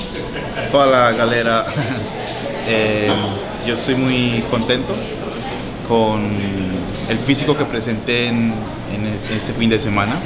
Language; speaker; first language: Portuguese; non-native, learner; Spanish